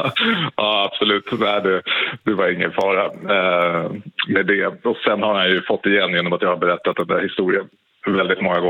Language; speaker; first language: Swedish; native; Swedish